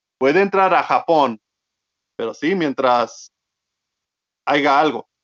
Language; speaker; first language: Spanish; early bilingual, heritage; Spanish